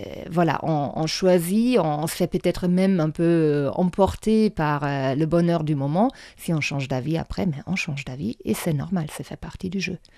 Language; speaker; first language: French; non-native, fluent; German